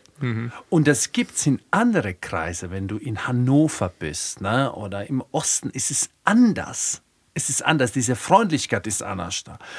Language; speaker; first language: German; early bilingual, other home language; Croatian